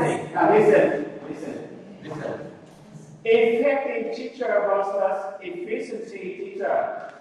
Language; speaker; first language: English; non-native, learner; Vietnamese